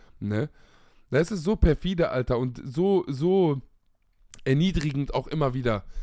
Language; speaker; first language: German; early bilingual, other home language; Arabic